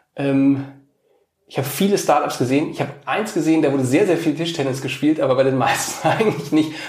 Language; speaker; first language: German; native; German